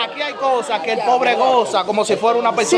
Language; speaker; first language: Spanish; native; Spanish